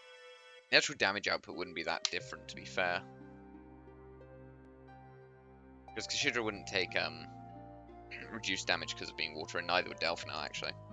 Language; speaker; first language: English; native; English